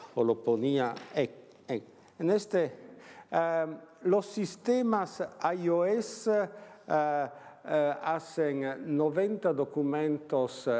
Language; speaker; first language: Spanish; non-native, learner; Italian